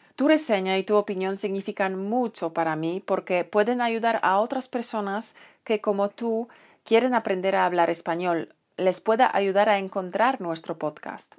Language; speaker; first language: Spanish; non-native, fluent; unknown